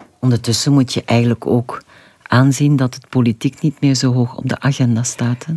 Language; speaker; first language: Dutch; native; Dutch